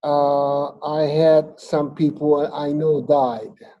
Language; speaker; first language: English; non-native, fluent; Japanese